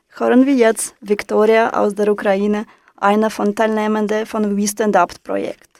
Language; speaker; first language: German; non-native, fluent; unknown